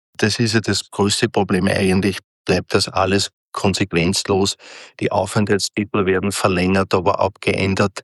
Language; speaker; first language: German; native; German